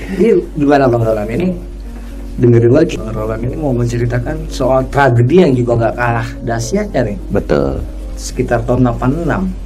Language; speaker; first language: Indonesian; native; Indonesian